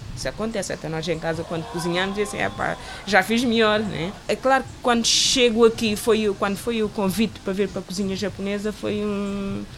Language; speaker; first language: Portuguese; non-native, local second language; Kabuverdianu